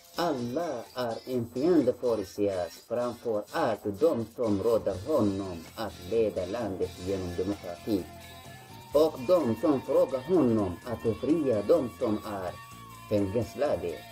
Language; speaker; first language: Swedish; non-native, learner; Tigrinya